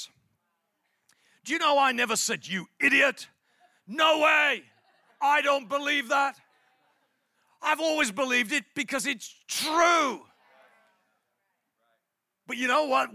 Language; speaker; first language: English; native; English